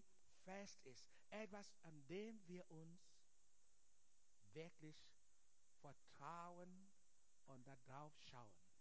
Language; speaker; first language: German; non-native, learner; English